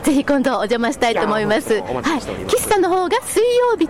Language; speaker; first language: Japanese; native; Japanese